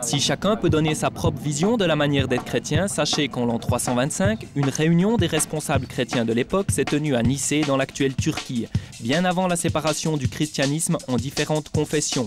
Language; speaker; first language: French; native; French